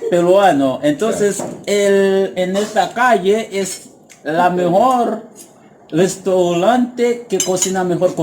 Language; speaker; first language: Spanish; non-native, learner; Haitian Creole